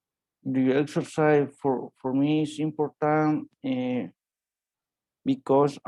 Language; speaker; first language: English; non-native, learner; Spanish